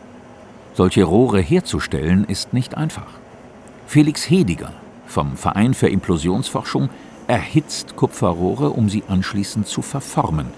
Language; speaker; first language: German; native; German